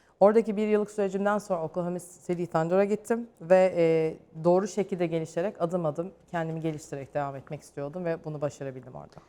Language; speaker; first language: Turkish; native; Turkish